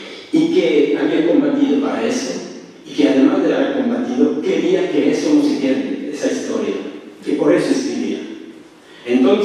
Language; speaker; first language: Spanish; early bilingual, heritage; French